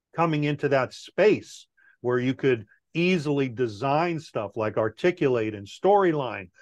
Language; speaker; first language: English; native; English